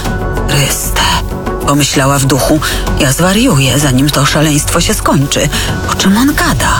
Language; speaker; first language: Polish; native; Polish